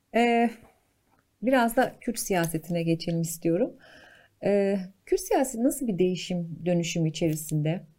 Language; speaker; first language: Turkish; native; Turkish